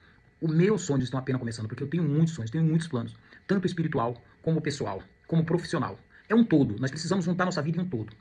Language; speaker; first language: Portuguese; native; Portuguese